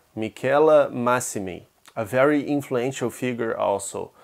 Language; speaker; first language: English; non-native, fluent; Portuguese